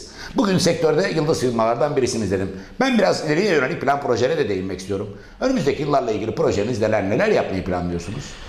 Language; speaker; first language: Turkish; native; Turkish